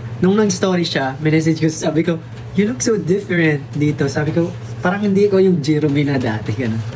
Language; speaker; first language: Filipino; non-native, local second language; Waray